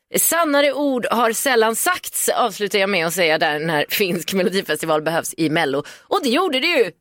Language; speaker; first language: Swedish; native; Swedish